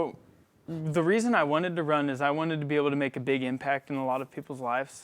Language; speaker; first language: English; native; English